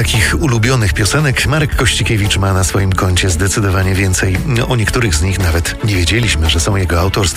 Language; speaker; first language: Polish; native; Polish